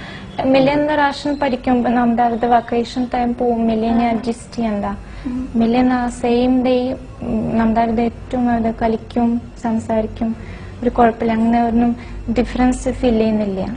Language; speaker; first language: Malayalam; non-native, fluent; Russian